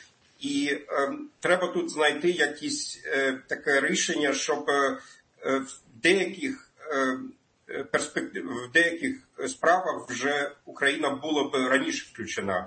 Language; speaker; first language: Ukrainian; non-native, fluent; German